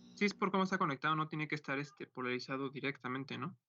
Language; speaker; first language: Spanish; native; Spanish